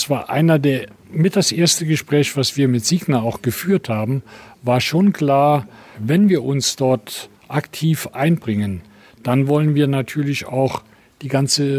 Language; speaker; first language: German; native; German